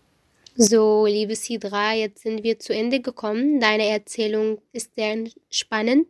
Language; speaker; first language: German; non-native, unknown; Arabic